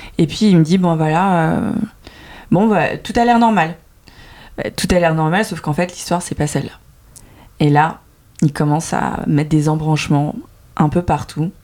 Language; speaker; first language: French; early bilingual, other home language; Vietnamese